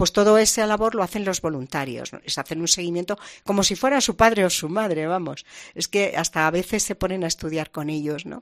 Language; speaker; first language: Spanish; native; Spanish